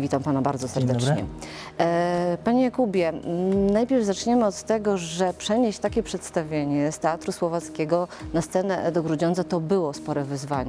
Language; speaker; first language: Polish; native; Polish